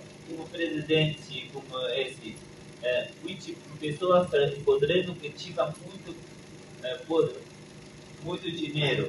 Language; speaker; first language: Portuguese; non-native, learner; Persian